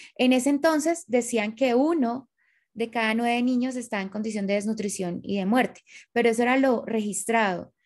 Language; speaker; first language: Spanish; native; Spanish